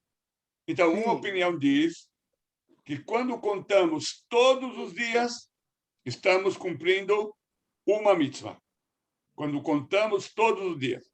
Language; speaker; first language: Portuguese; non-native, fluent; Spanish